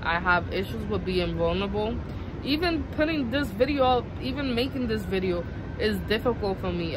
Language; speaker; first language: English; native; English